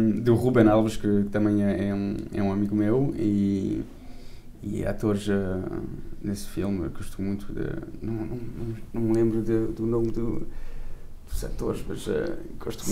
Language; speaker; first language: Portuguese; early bilingual, heritage; French